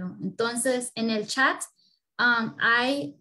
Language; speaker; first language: Spanish; early bilingual, heritage; Spanish